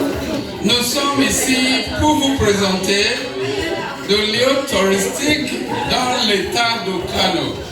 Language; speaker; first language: French; non-native, learner; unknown